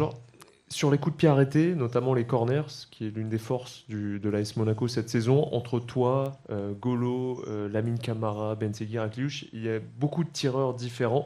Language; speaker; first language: French; native; French